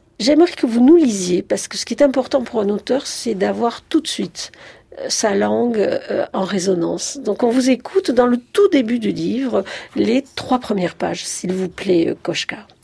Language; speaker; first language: French; native; French